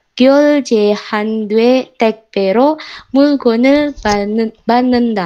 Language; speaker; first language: Korean; non-native, learner; Indonesian